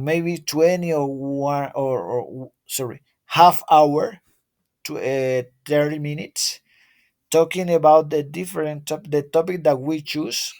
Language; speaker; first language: English; non-native, learner; Spanish